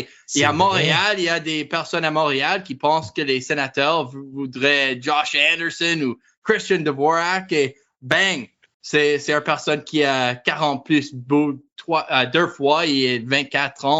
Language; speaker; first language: French; non-native, learner; English